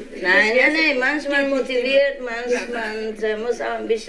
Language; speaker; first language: German; non-native, learner; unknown